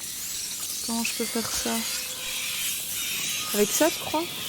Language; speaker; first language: French; native; French